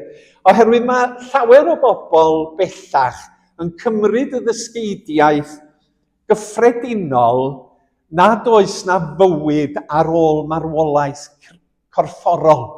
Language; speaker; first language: Welsh; native; Welsh